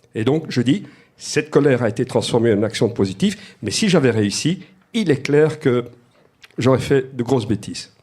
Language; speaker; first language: French; native; French